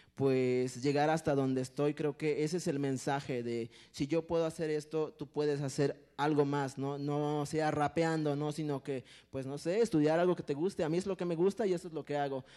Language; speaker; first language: Spanish; non-native, local second language; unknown